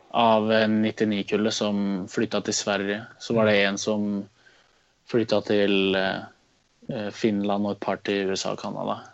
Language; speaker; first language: Norwegian; native; Norwegian